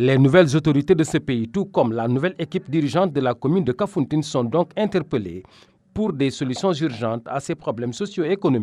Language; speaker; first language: French; native; French